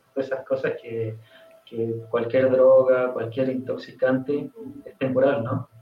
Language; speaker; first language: Spanish; native; Spanish